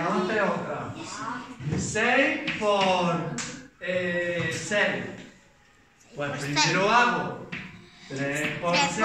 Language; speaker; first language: Spanish; native; Spanish